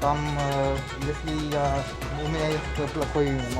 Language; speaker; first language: Russian; non-native, learner; Hindi